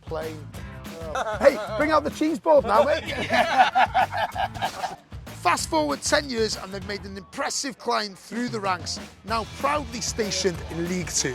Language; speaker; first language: English; native; English